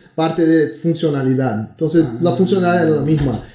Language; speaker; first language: Spanish; non-native, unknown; Portuguese